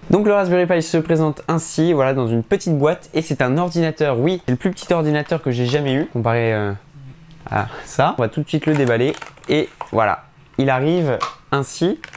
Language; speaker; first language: French; native; French